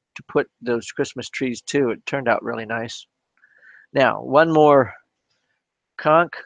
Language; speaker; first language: English; native; English